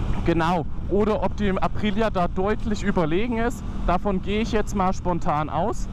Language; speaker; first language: German; native; German